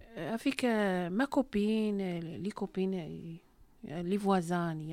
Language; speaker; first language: French; non-native, local second language; Arabic